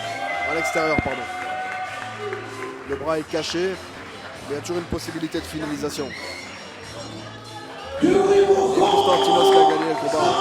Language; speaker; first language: French; native; French